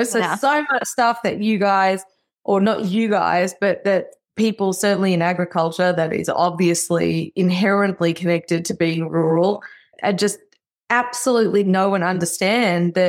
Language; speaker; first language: English; native; English